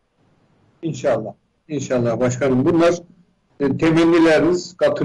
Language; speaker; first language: Turkish; native; Turkish